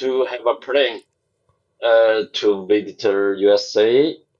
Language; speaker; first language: English; non-native, learner; Chinese